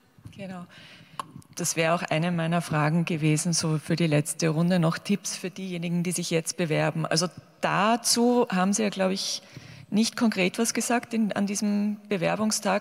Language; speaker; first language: German; native; German